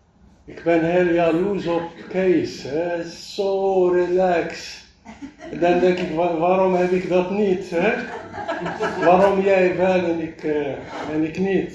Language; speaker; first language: Dutch; non-native, fluent; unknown